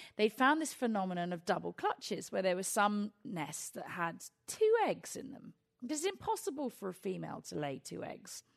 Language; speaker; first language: English; native; English